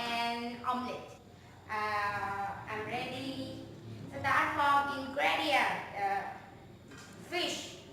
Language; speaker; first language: English; non-native, learner; Thai